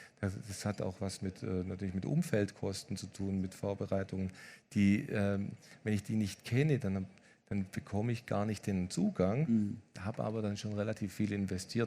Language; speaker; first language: German; native; German